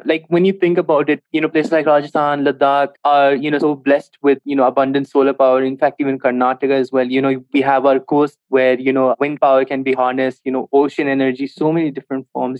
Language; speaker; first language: English; non-native, local second language; Hindi